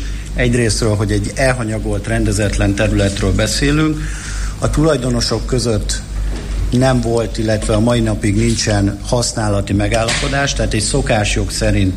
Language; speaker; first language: Hungarian; native; Hungarian